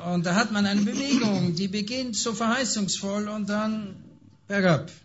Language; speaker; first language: German; native; German